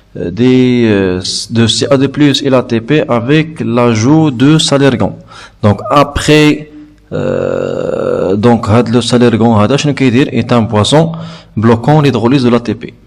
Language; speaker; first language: French; non-native, local second language; Arabic